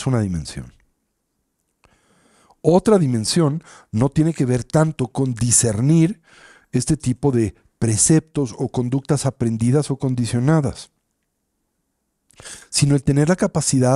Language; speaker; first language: Spanish; native; Spanish